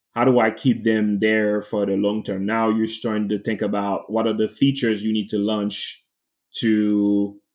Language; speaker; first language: English; non-native, fluent; French